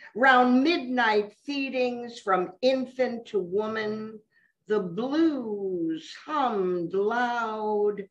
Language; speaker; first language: English; native; English